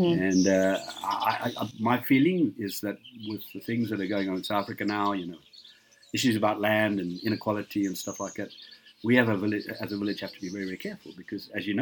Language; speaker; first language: English; native; English